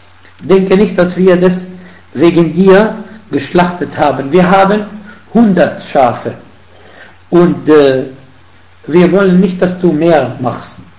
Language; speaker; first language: German; non-native, fluent; Arabic